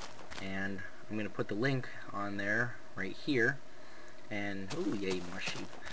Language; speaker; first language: English; native; English